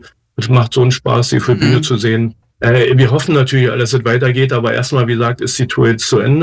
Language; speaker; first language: German; native; German